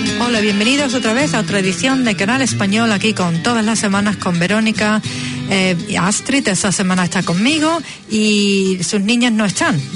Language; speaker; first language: Spanish; native; Spanish